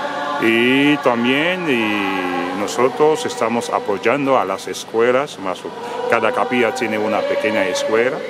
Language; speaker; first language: Spanish; non-native, fluent; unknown